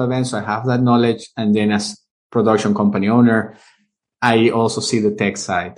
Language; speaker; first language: English; non-native, fluent; Spanish